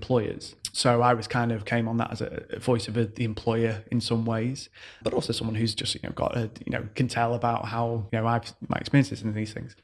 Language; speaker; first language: English; native; English